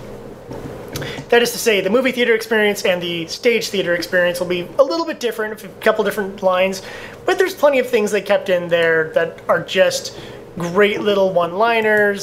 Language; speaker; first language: English; native; English